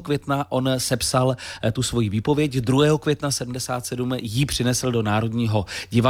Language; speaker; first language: Czech; native; Czech